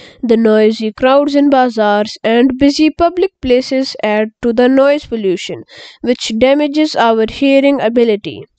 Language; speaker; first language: English; non-native, local second language; Urdu